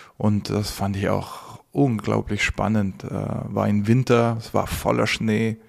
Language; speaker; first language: German; non-native, fluent; Spanish